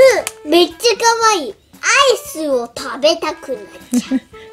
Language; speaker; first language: Japanese; native; Japanese